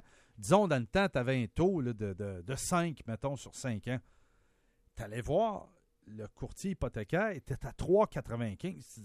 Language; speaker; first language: French; native; French